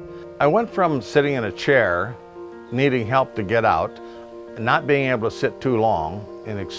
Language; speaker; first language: English; native; English